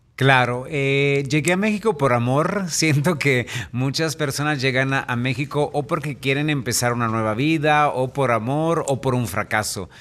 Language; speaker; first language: Spanish; non-native, fluent; Italian